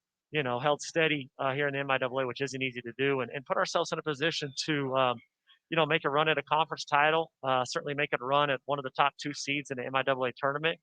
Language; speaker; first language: English; native; English